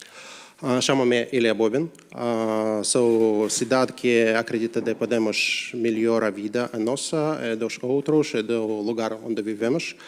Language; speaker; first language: Portuguese; non-native, learner; Russian